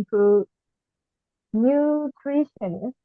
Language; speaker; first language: English; non-native, learner; Japanese